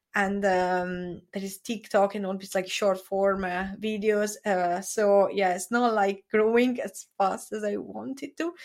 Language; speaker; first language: English; non-native, fluent; Italian